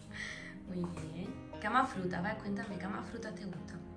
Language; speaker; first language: Spanish; native; Spanish